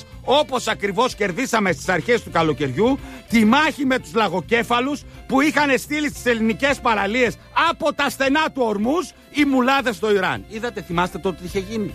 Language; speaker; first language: Greek; native; Greek